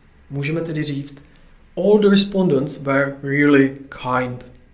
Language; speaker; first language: English; non-native, fluent; Czech